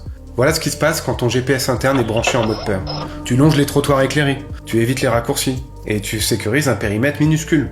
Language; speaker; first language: French; native; French